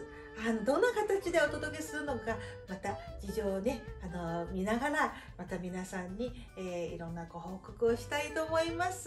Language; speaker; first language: Japanese; non-native, fluent; Chinese